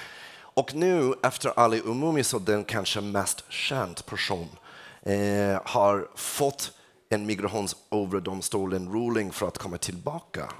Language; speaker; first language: Swedish; non-native, fluent; English